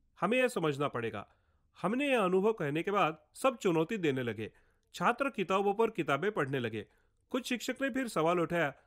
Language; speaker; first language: Hindi; non-native, local second language; Marathi